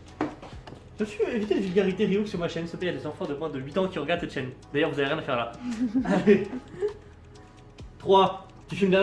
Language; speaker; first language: French; native; French